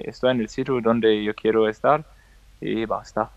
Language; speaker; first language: Spanish; non-native, learner; Danish